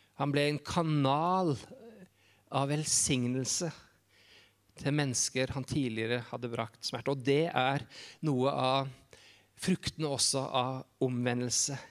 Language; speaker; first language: Norwegian; native; Norwegian